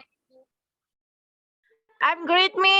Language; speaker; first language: English; non-native, learner; Indonesian